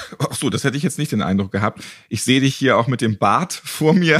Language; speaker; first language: German; native; German